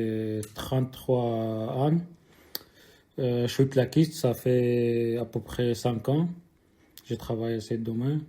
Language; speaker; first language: French; non-native, learner; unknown